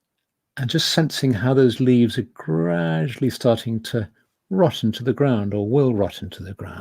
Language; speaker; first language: English; native; English